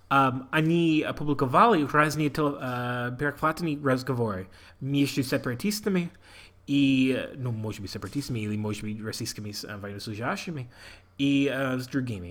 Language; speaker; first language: Russian; non-native, learner; English